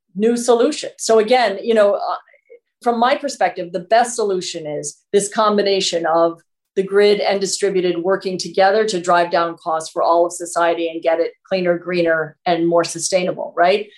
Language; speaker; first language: English; native; English